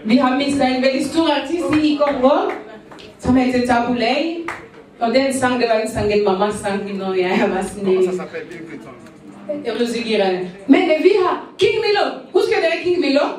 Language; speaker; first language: Norwegian; non-native, fluent; Lingala